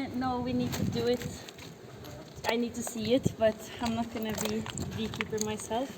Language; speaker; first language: English; non-native, fluent; Norwegian